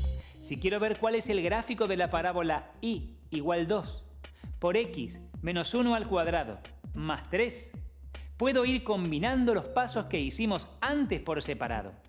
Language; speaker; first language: Spanish; native; Spanish